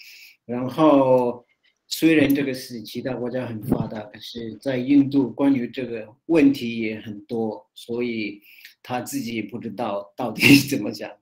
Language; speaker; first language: Chinese; non-native, fluent; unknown